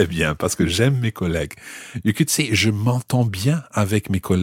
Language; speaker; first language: French; non-native, fluent; English